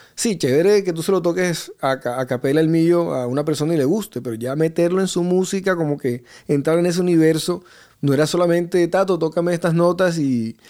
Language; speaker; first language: Spanish; native; Spanish